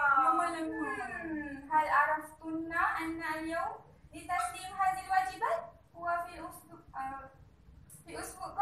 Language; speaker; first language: Arabic; non-native, learner; Malay